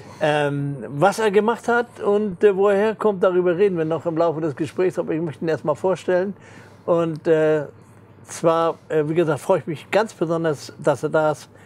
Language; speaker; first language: German; native; German